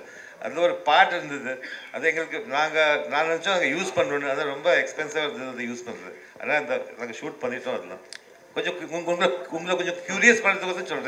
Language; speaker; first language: Tamil; early bilingual, heritage; Tamil